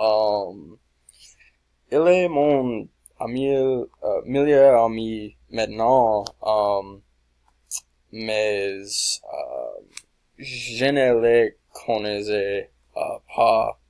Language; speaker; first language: French; non-native, learner; English